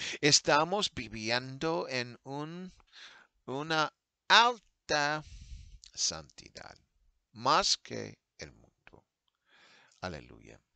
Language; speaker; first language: Spanish; non-native, fluent; English